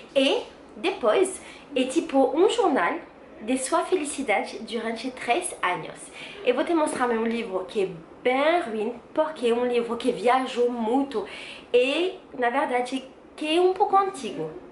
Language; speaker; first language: Portuguese; non-native, learner; French